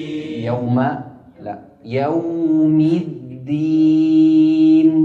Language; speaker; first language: Arabic; native; Arabic